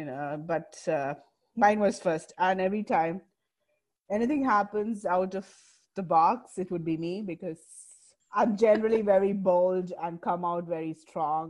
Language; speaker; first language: English; non-native, local second language; Malayalam